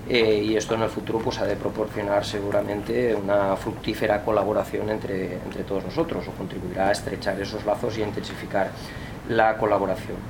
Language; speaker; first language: Spanish; native; Spanish